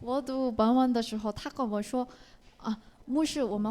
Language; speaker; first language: Chinese; non-native, learner; Korean